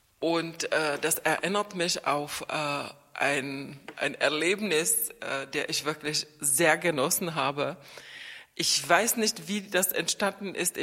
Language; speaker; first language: German; non-native, fluent; Czech